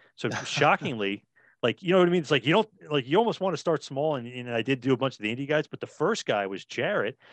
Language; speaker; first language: English; native; English